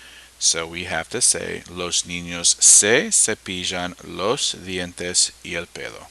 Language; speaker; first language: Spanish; non-native, fluent; English